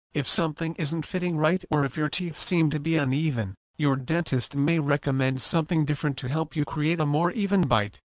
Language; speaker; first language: English; non-native, fluent; Spanish